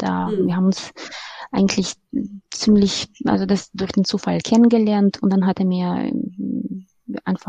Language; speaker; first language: German; non-native, fluent; Ukrainian